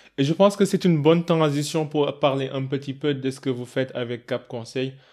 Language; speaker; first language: French; non-native, local second language; Wolof